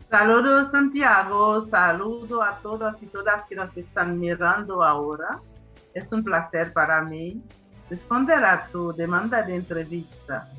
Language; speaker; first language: Spanish; non-native, fluent; Haitian Creole